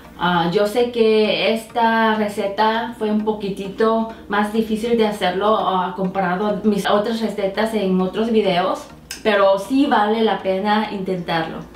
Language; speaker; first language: Spanish; non-native, fluent; Korean